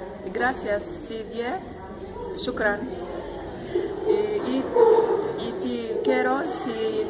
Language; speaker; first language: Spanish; non-native, learner; Arabic